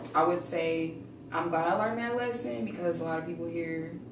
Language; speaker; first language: English; native; English